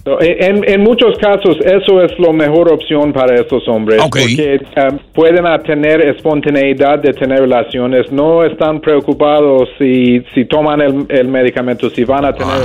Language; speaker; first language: Spanish; non-native, fluent; English